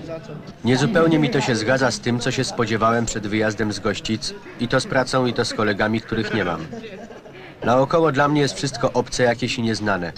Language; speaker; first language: Polish; native; Polish